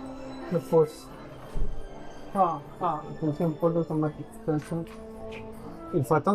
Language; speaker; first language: French; non-native, fluent; Spanish